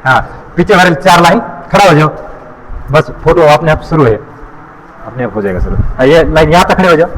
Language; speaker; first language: Hindi; non-native, local second language; Marathi